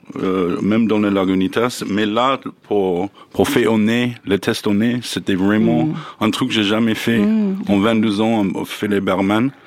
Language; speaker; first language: French; non-native, learner; English